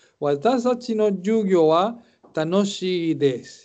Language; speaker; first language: Japanese; non-native, fluent; Spanish